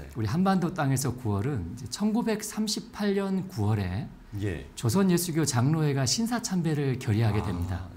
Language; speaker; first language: Korean; native; Korean